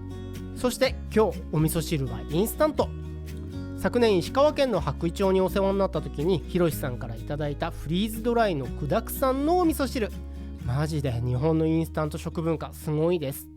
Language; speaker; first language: Japanese; native; Japanese